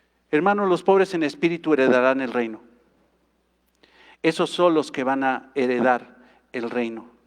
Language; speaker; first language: Spanish; native; Spanish